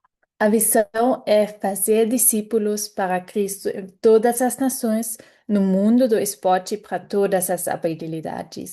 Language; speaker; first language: Portuguese; non-native, fluent; German